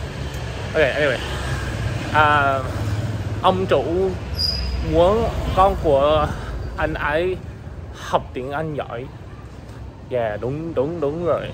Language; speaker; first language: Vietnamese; non-native, learner; English